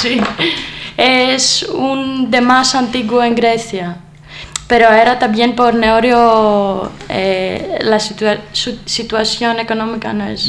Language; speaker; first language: Spanish; non-native, learner; Greek